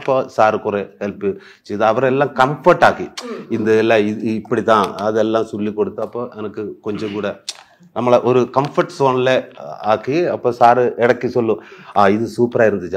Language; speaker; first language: Tamil; non-native, learner; Malayalam